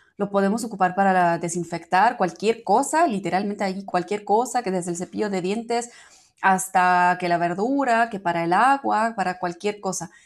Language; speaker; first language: Spanish; non-native, fluent; German